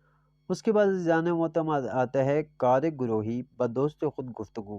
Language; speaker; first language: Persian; non-native, fluent; Urdu